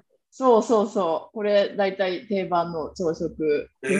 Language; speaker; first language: Japanese; native; Japanese